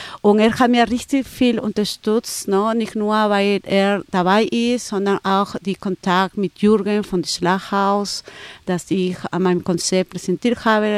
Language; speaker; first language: German; non-native, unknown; Spanish